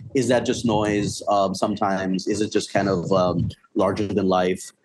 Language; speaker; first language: English; non-native, local second language; Bangla